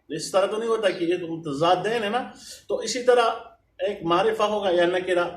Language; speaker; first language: Urdu; non-native, local second language; Pashto